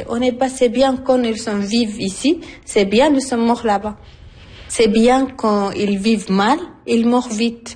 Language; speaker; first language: French; non-native, learner; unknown